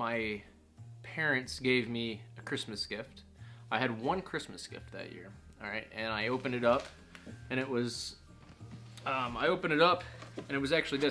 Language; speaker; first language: English; native; English